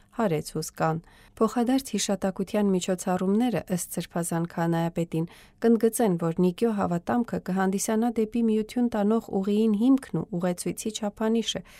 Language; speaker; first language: Armenian; native; Armenian